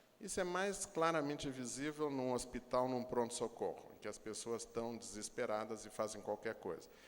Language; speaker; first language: Portuguese; native; Portuguese